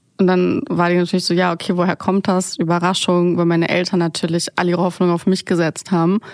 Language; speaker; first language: German; early bilingual, other home language; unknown